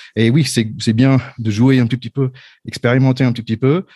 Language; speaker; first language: French; non-native, fluent; English